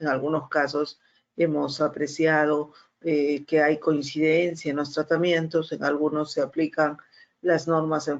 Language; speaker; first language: Spanish; native; Spanish